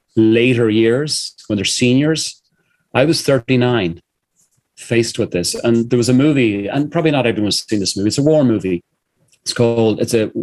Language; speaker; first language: English; native; English